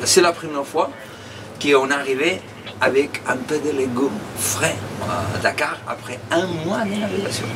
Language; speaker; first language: French; non-native, fluent; Spanish